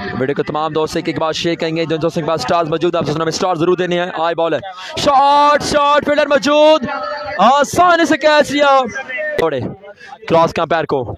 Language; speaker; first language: Urdu; non-native, local second language; Punjabi